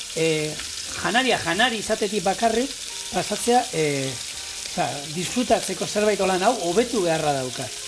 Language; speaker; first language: Basque; native; Basque